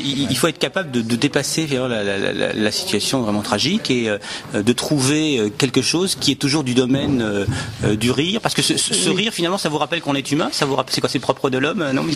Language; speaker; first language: French; native; French